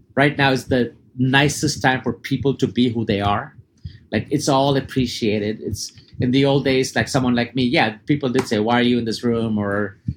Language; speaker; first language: English; early bilingual, other home language; Arabic